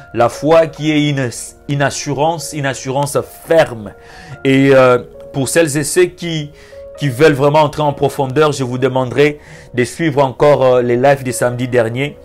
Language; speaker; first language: French; non-native, local second language; Lingala